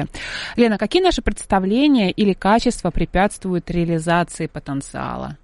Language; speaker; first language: Russian; native; Russian